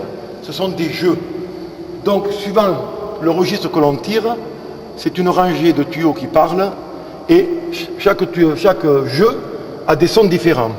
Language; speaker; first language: French; native; French